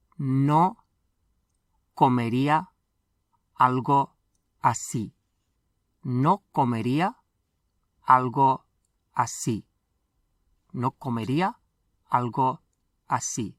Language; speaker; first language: Spanish; non-native, fluent; English